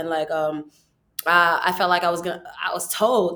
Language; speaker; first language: English; early bilingual, other home language; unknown